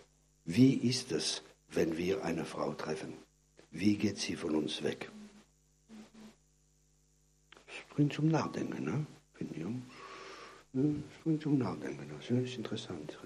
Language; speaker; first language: German; non-native, fluent; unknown